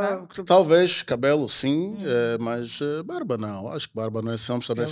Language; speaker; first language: Portuguese; native; Portuguese